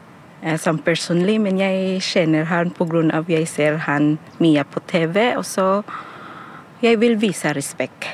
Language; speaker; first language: Norwegian; non-native, fluent; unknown